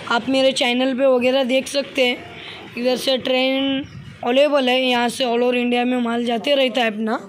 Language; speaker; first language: Hindi; non-native, local second language; Urdu